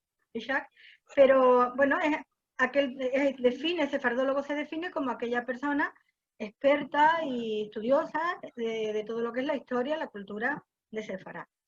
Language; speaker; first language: Spanish; native; Spanish